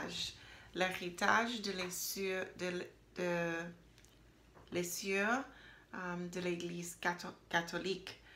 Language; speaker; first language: French; non-native, learner; English